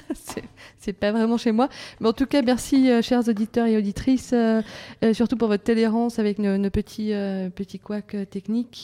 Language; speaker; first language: French; native; French